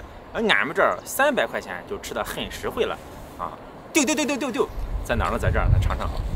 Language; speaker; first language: Chinese; native; Chinese